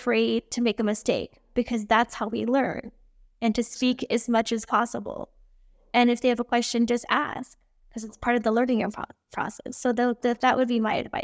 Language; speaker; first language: English; native; English